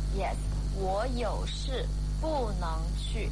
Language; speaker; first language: Chinese; non-native, learner; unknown